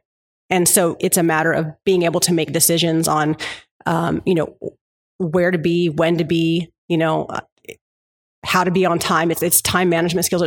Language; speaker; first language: English; native; English